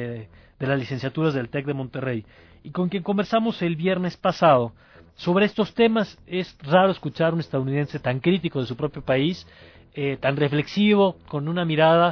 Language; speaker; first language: Spanish; native; Spanish